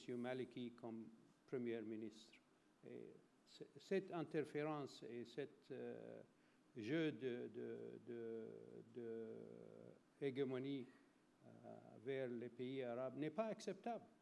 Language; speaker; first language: French; non-native, fluent; Arabic